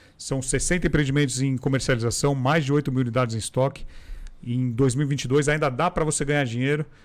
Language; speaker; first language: Portuguese; native; Portuguese